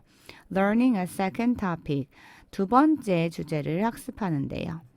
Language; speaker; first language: Korean; native; Korean